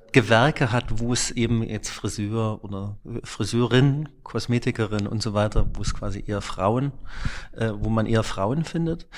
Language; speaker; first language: German; native; German